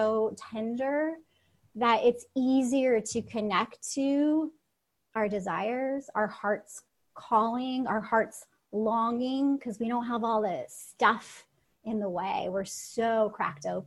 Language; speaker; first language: English; early bilingual, other home language; Russian